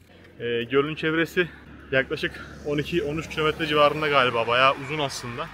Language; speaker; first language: Turkish; native; Turkish